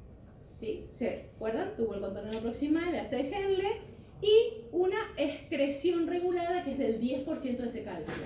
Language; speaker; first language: Spanish; native; Spanish